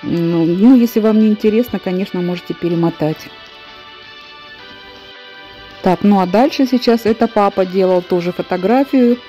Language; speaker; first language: Russian; native; Russian